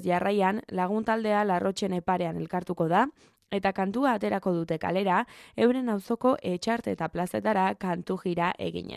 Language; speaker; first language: Basque; native; Basque